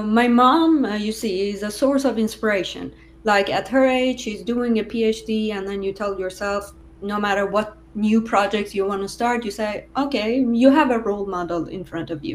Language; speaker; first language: English; non-native, fluent; Persian